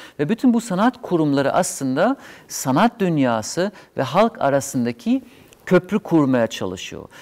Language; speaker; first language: Turkish; non-native, fluent; German